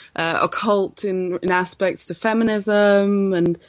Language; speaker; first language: English; non-native, fluent; Swedish